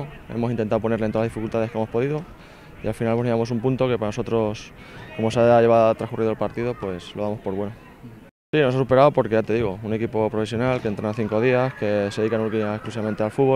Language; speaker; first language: Spanish; native; Spanish